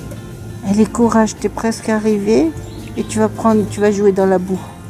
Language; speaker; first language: French; native; French